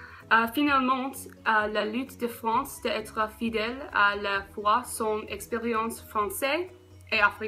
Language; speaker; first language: French; non-native, learner; English